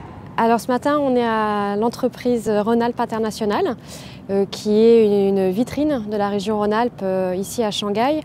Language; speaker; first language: French; native; French